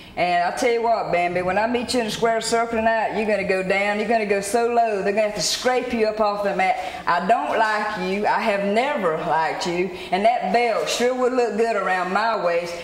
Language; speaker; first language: English; native; English